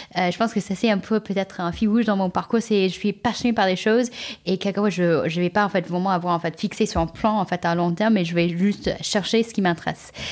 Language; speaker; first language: French; non-native, fluent; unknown